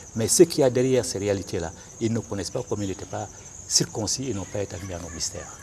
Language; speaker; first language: French; non-native, local second language; Bambara